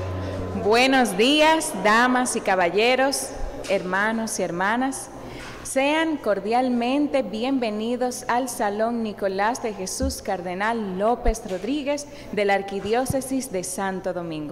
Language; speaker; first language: Spanish; native; Spanish